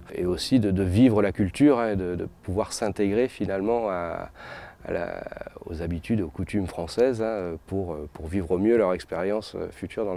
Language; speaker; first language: French; native; French